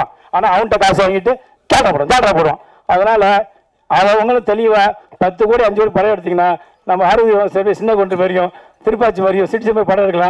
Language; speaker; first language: Tamil; native; Tamil